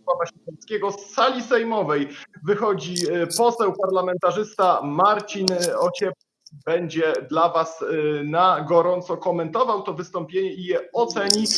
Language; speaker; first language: Polish; native; Polish